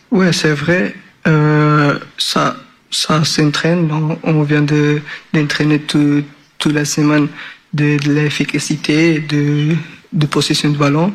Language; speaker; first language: French; non-native, learner; Portuguese